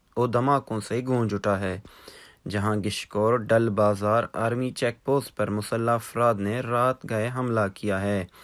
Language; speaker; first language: Urdu; non-native, local second language; Baluchi